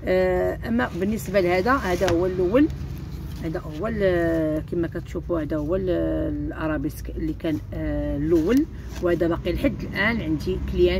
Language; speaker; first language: Arabic; native; Arabic